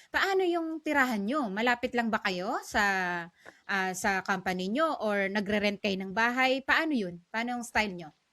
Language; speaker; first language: Filipino; native; Filipino